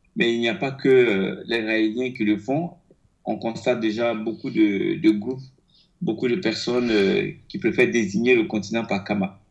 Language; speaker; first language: French; non-native, local second language; Akan